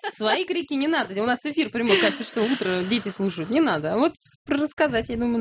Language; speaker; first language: Russian; native; Russian